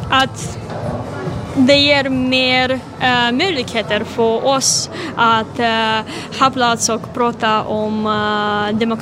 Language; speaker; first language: Swedish; non-native, fluent; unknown